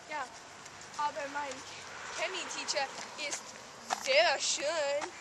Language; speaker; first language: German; non-native, learner; English